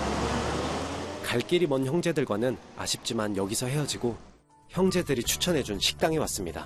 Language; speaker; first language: Korean; native; Korean